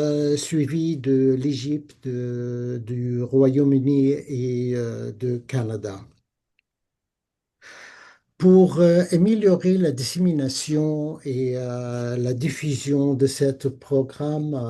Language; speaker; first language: French; non-native, fluent; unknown